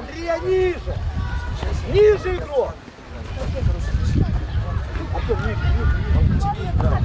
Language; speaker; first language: Russian; native; Russian